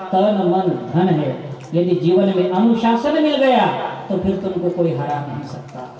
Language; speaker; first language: Hindi; non-native, local second language; Marathi